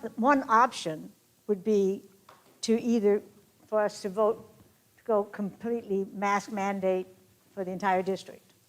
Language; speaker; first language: English; native; English